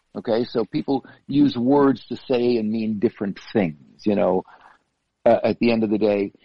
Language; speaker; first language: English; native; English